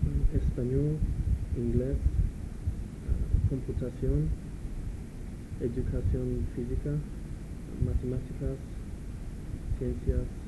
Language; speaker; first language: Spanish; non-native, learner; English